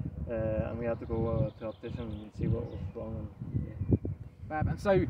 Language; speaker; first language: English; early bilingual, other home language; Spanish